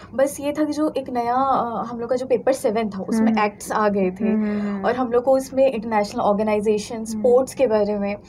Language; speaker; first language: Hindi; native; Hindi